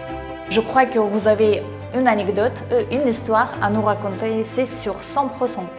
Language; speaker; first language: French; non-native, learner; Russian